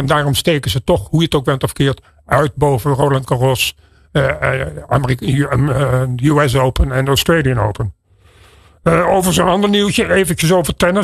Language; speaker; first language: Dutch; native; Dutch